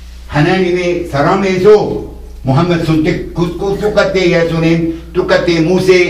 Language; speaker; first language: Korean; non-native, learner; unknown